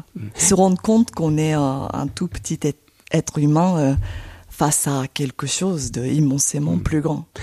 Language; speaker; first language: French; non-native, fluent; Japanese